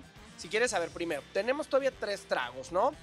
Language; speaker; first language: Spanish; native; Spanish